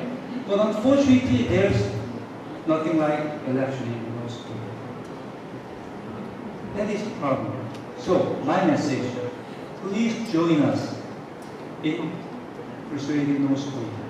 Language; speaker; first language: English; non-native, fluent; Korean